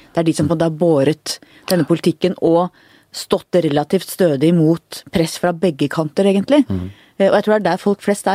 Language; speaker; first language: Norwegian; native; Norwegian